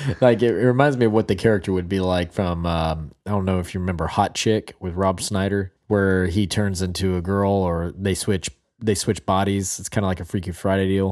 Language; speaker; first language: English; native; English